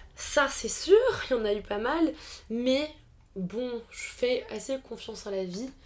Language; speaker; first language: French; native; French